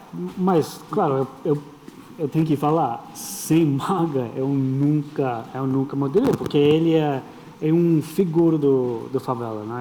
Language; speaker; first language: Portuguese; non-native, fluent; English